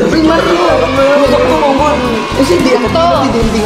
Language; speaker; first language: Filipino; non-native, local second language; Cebuano